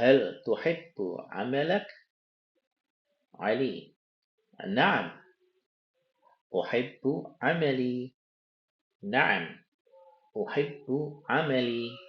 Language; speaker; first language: Arabic; non-native, fluent; Indonesian